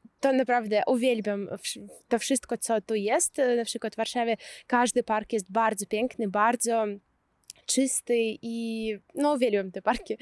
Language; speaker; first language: Polish; non-native, fluent; Russian